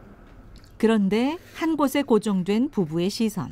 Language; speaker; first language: Korean; native; Korean